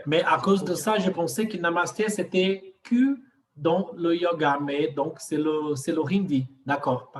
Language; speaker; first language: French; non-native, fluent; Portuguese